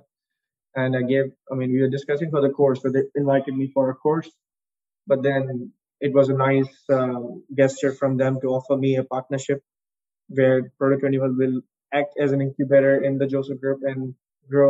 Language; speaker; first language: English; non-native, local second language; Urdu